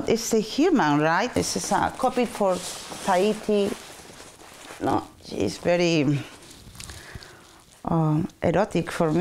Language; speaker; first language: English; non-native, learner; Spanish